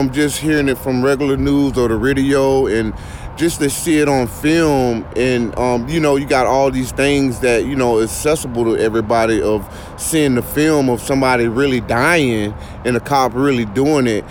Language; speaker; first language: English; native; English